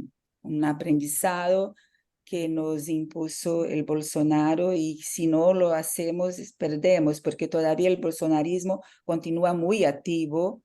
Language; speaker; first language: Spanish; non-native, fluent; Portuguese